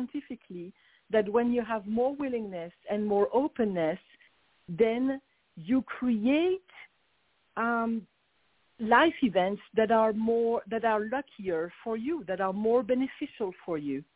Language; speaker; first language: English; non-native, fluent; French